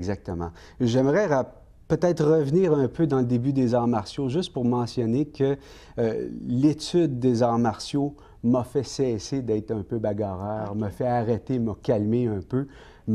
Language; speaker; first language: French; native; French